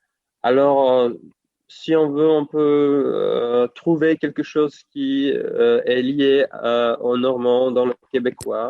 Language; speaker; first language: French; non-native, fluent; Czech